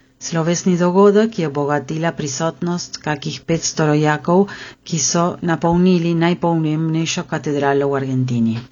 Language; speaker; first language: Slovenian; early bilingual, heritage; Slovenian